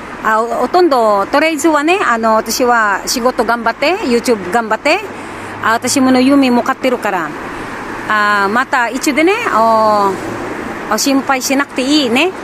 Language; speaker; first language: Japanese; non-native, learner; Filipino